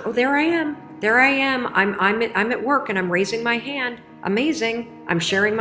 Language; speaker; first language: English; native; English